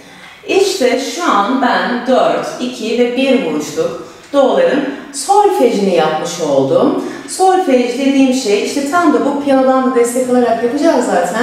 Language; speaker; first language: Turkish; native; Turkish